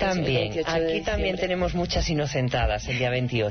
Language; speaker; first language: Spanish; native; Spanish